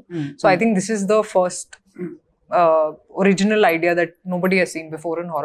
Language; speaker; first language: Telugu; non-native, fluent; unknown